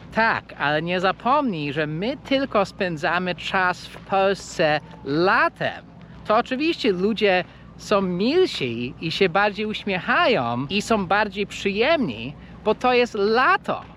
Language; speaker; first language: Polish; non-native, fluent; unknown